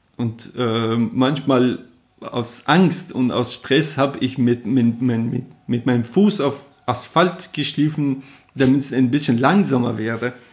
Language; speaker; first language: German; non-native, fluent; Persian